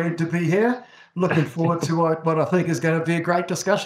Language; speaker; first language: English; native; English